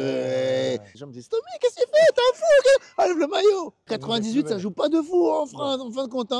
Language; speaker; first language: French; native; French